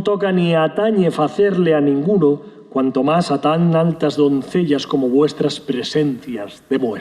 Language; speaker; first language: Spanish; native; Spanish